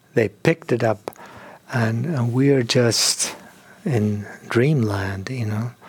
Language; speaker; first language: English; non-native, fluent; Spanish